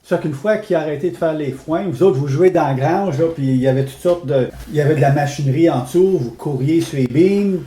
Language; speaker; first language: French; native; French